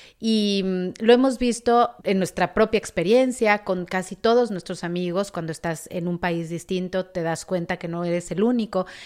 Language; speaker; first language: Spanish; native; Spanish